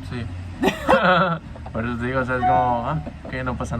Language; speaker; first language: Spanish; native; Spanish